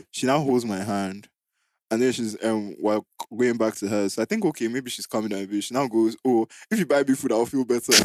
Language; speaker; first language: English; non-native, local second language; Igbo